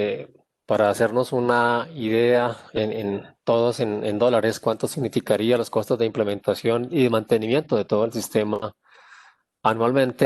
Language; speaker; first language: Spanish; native; Spanish